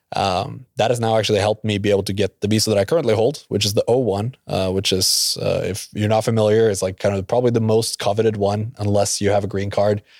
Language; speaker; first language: English; non-native, fluent; Norwegian